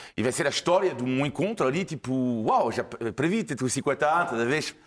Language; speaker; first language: Portuguese; non-native, fluent; French